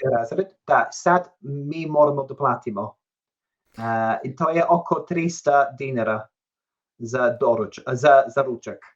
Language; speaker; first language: Serbian; non-native, learner; English